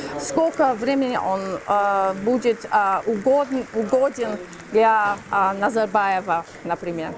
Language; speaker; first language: Russian; non-native, fluent; English